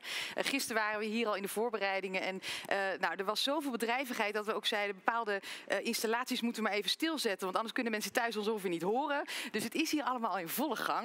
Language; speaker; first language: Dutch; native; Dutch